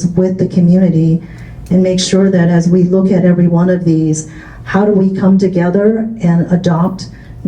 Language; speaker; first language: English; early bilingual, other home language; Cantonese